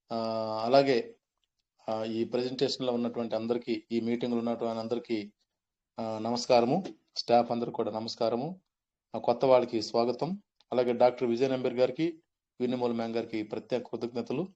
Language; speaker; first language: Telugu; native; Telugu